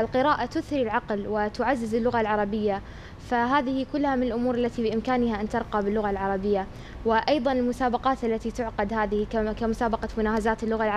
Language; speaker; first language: Arabic; native; Arabic